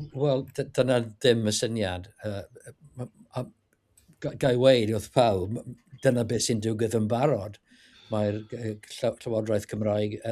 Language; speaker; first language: Welsh; non-native, learner; English